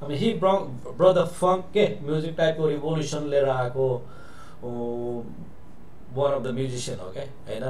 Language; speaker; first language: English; non-native, fluent; Nepali